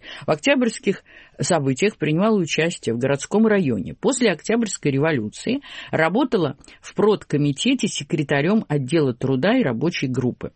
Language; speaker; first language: Russian; native; Russian